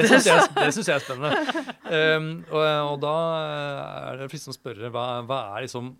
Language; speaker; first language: Norwegian; native; Norwegian